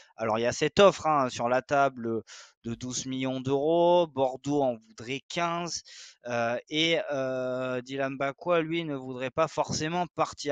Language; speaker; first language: French; native; French